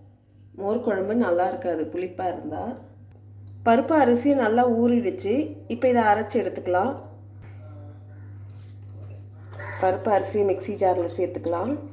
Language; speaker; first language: Tamil; native; Tamil